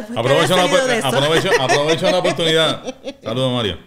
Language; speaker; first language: Spanish; native; Spanish